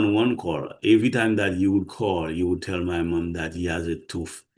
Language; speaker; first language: English; non-native, fluent; Haitian Creole